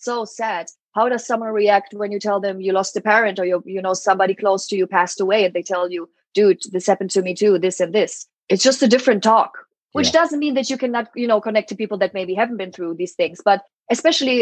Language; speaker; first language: English; non-native, fluent; German